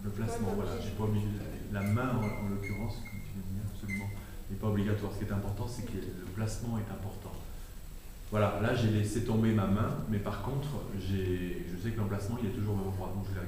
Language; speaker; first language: French; native; French